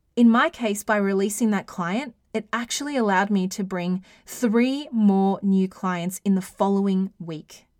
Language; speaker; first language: English; native; English